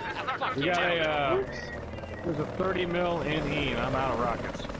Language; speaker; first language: English; native; English